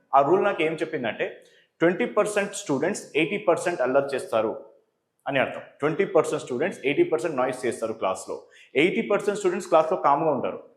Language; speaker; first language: Telugu; native; Telugu